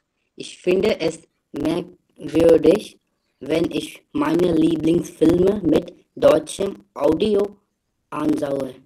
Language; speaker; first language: German; non-native, learner; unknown